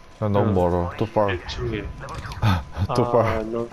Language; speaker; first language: Korean; native; Korean